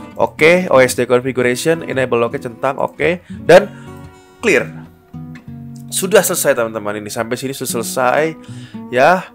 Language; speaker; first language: Indonesian; native; Indonesian